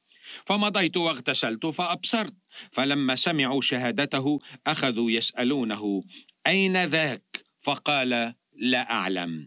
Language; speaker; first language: Arabic; native; Arabic